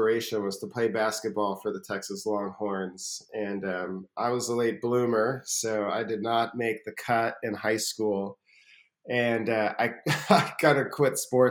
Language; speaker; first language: English; native; English